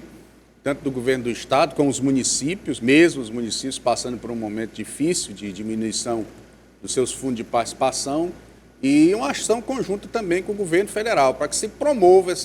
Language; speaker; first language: Portuguese; native; Portuguese